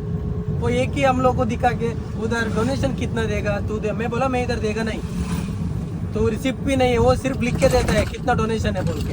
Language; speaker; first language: Hindi; non-native, local second language; Kannada